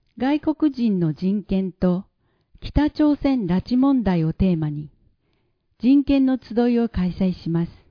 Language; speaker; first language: Japanese; native; Japanese